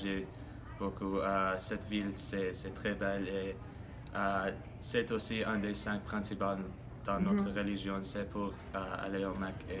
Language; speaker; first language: French; non-native, learner; English